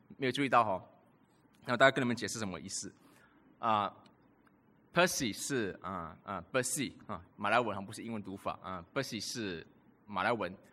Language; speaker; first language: Chinese; native; Chinese